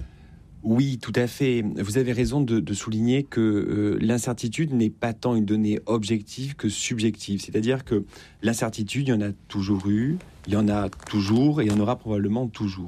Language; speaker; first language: French; native; French